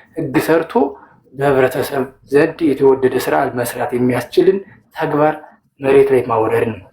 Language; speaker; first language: Amharic; native; Amharic